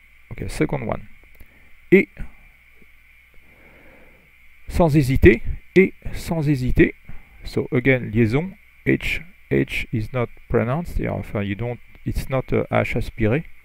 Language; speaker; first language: English; non-native, fluent; French